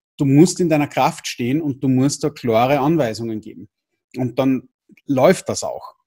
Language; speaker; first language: German; native; German